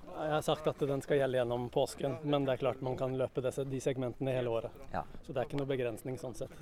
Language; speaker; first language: Norwegian; native; Norwegian